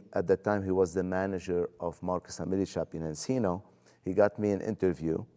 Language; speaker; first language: English; non-native, fluent; Arabic